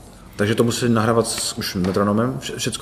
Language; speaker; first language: Czech; native; Czech